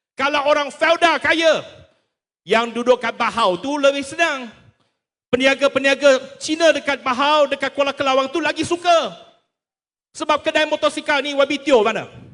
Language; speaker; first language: Malay; non-native, local second language; Chinese